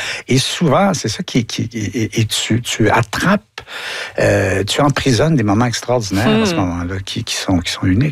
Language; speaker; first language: French; native; French